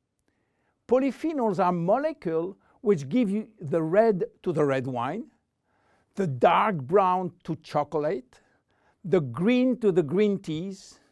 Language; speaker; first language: English; non-native, fluent; French